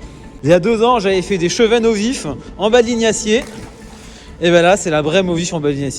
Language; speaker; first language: French; native; French